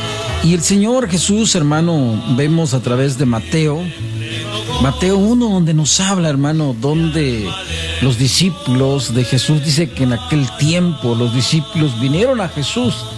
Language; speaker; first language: Spanish; native; Spanish